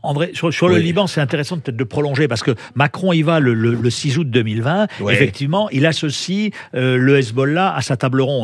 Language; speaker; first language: French; native; French